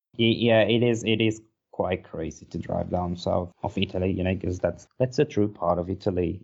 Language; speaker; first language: English; non-native, fluent; Portuguese